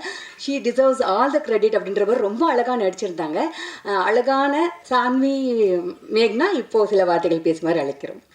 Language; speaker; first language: Tamil; native; Tamil